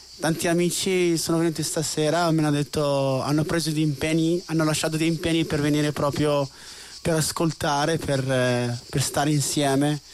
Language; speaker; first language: Italian; non-native, fluent; Arabic